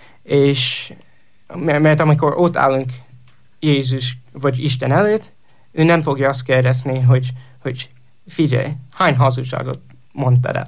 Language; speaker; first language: Hungarian; non-native, fluent; English